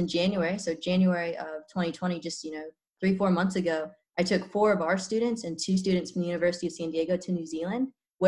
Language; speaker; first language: English; native; English